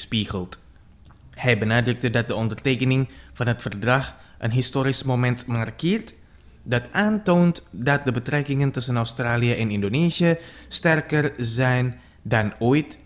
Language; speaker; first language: Dutch; non-native, fluent; Indonesian